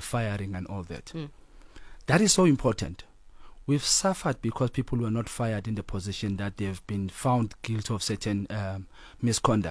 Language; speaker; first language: English; non-native, local second language; Zulu